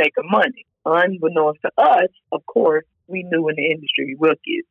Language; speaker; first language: English; native; English